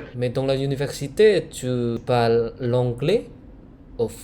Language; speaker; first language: French; non-native, fluent; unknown